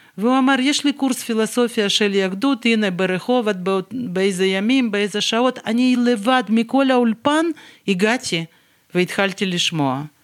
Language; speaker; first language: Hebrew; non-native, fluent; Russian